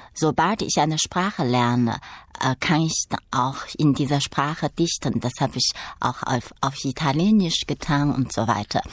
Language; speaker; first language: German; non-native, fluent; Chinese